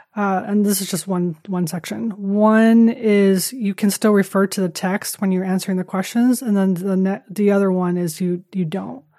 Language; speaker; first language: English; early bilingual, other home language; Chinese